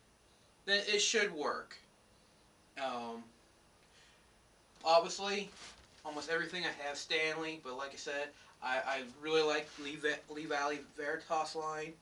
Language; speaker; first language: English; native; English